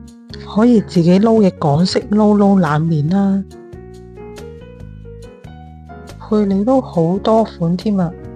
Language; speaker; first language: Chinese; native; Chinese